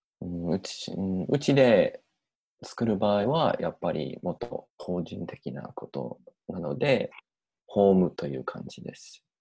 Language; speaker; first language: Japanese; non-native, learner; English